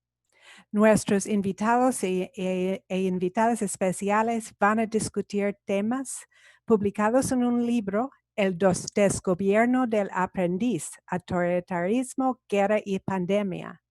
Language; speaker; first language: Spanish; non-native, fluent; English